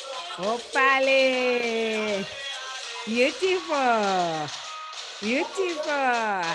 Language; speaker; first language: English; non-native, learner; Spanish